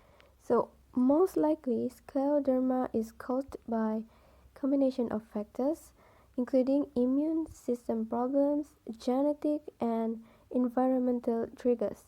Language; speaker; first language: English; non-native, local second language; Malay